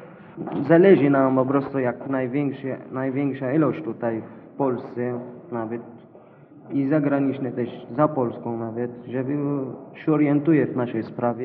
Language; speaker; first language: Polish; non-native, learner; Arabic